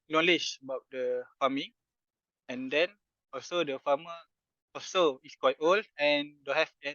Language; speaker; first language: English; non-native, fluent; Malay